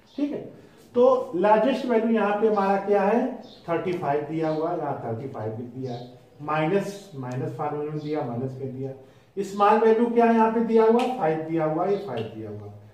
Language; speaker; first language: Hindi; native; Hindi